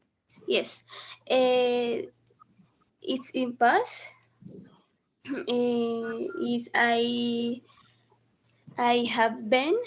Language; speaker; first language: English; non-native, learner; Spanish